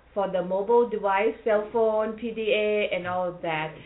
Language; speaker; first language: English; non-native, fluent; Thai